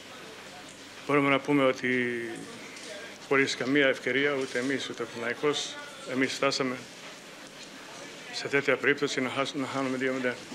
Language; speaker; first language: Greek; non-native, fluent; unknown